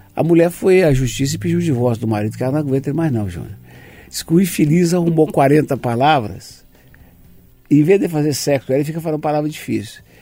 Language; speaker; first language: Portuguese; native; Portuguese